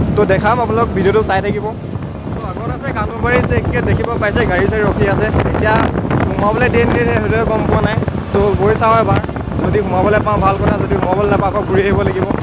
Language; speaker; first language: Assamese; native; Assamese